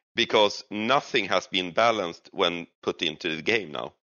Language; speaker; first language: English; non-native, fluent; Swedish